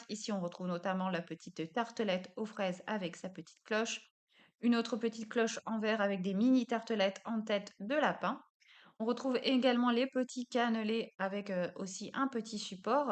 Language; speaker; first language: French; native; French